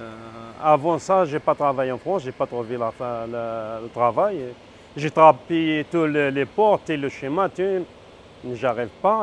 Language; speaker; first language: French; non-native, learner; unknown